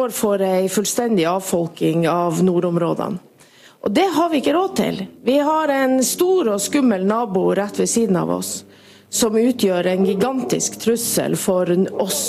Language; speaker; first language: Norwegian; native; Norwegian